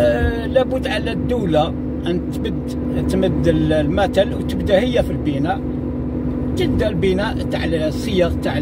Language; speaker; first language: Arabic; native; Arabic